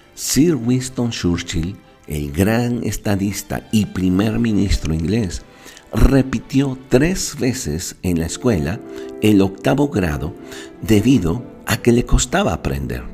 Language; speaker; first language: Spanish; native; Spanish